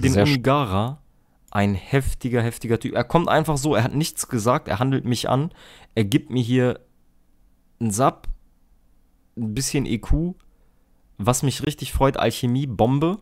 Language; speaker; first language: German; native; German